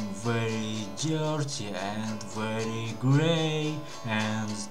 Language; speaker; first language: English; non-native, learner; Russian